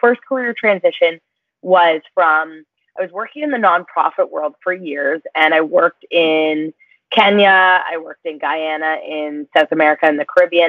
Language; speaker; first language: English; native; English